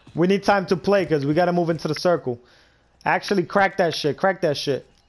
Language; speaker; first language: English; early bilingual, other home language; Spanish